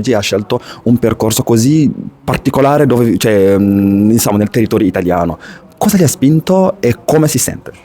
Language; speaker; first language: Italian; non-native, fluent; Fula